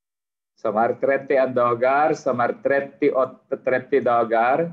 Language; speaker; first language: Swedish; non-native, fluent; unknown